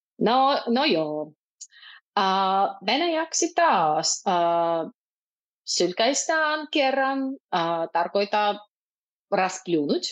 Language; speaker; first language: Finnish; non-native, fluent; Russian